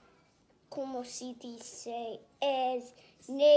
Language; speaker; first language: Spanish; non-native, learner; English